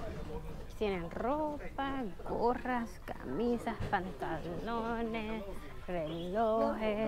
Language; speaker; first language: Spanish; early bilingual, heritage; Spanish